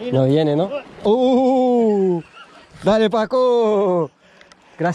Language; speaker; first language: Spanish; non-native, learner; Portuguese